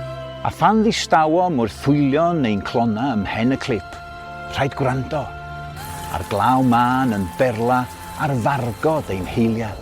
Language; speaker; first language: Welsh; native; Welsh